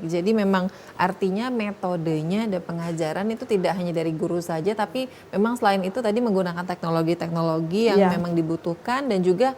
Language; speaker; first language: Indonesian; native; Indonesian